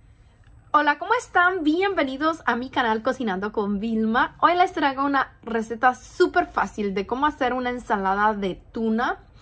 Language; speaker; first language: Spanish; native; Spanish